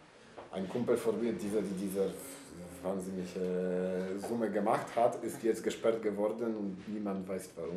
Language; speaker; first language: German; non-native, learner; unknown